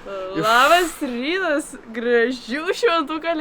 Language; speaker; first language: Lithuanian; native; Lithuanian